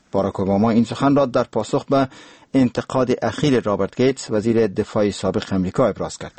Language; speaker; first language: Persian; native; Persian